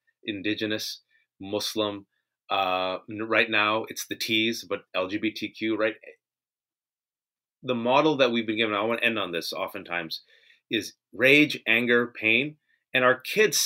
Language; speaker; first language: English; native; English